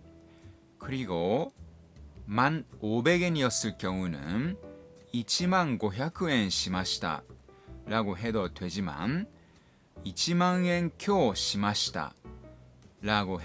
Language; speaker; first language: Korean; non-native, fluent; Japanese